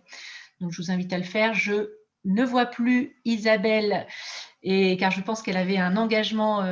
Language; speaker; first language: French; native; French